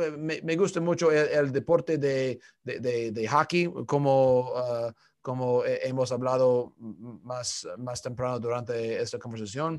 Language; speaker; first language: Spanish; non-native, fluent; English